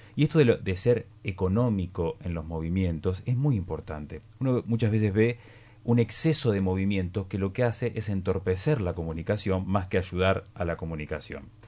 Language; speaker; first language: Spanish; native; Spanish